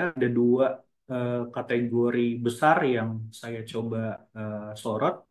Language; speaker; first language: Indonesian; native; Indonesian